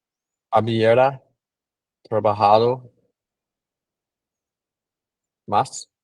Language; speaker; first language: Spanish; non-native, learner; English